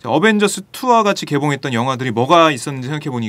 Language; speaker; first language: Korean; native; Korean